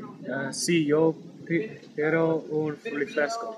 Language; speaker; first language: Spanish; non-native, learner; English